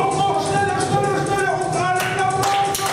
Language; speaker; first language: German; non-native, fluent; Russian